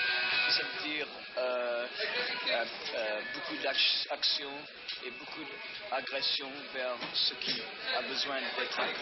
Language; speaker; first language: French; early bilingual, heritage; French